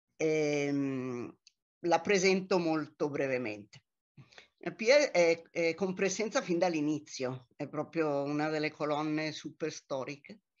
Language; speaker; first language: Italian; native; Italian